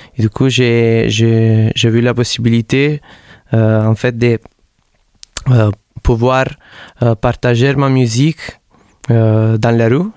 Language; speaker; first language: French; non-native, learner; Italian